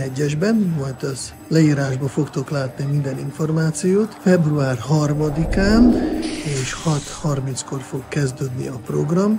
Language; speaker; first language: Hungarian; non-native, fluent; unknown